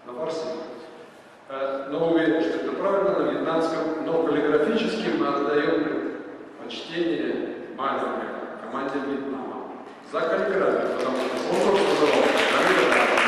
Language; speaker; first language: Russian; native; Russian